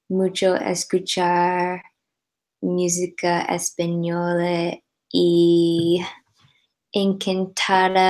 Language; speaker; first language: Spanish; non-native, learner; English